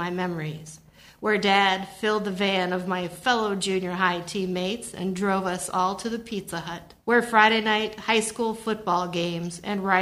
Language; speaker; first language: English; native; English